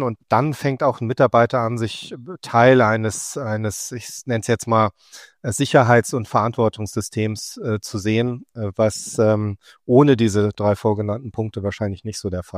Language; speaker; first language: German; native; German